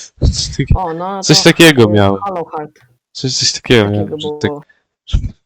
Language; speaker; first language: Polish; native; Polish